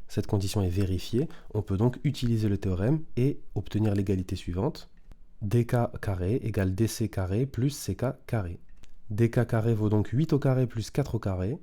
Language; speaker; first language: French; native; French